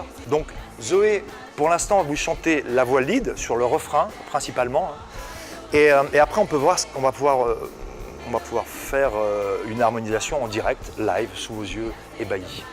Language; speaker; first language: French; native; French